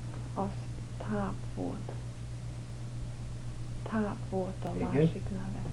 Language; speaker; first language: Hungarian; early bilingual, heritage; English